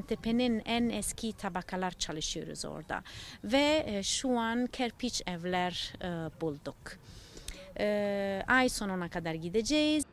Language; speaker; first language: Turkish; non-native, learner; Italian